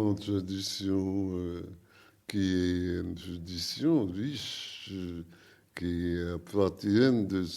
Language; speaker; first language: French; non-native, learner; English